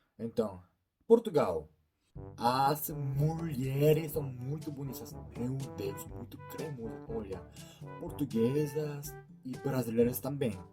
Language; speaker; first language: Portuguese; non-native, learner; Korean